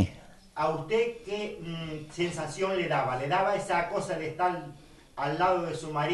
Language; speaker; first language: Spanish; native; Spanish